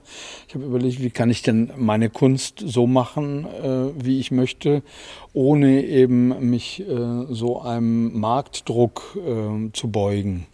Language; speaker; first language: German; native; German